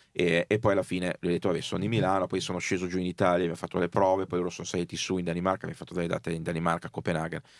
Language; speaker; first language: Italian; native; Italian